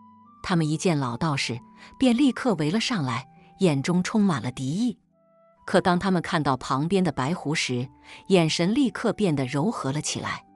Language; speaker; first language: Chinese; native; Chinese